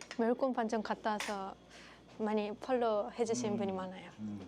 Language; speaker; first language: Korean; non-native, fluent; Japanese